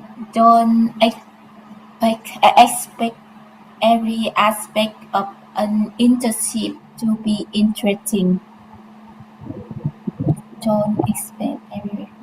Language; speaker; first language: English; non-native, learner; Vietnamese